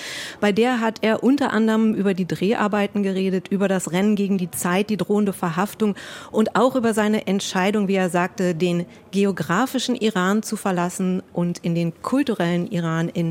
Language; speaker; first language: German; native; German